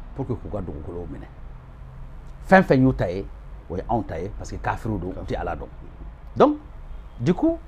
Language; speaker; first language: French; non-native, local second language; Bambara